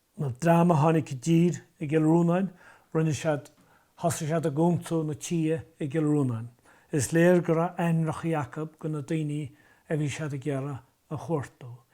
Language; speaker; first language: Irish; native; Irish